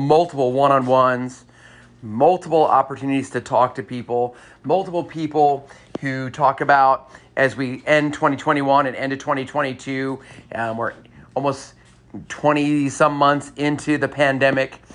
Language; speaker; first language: English; native; English